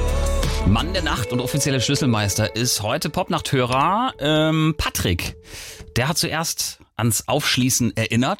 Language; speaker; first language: German; native; German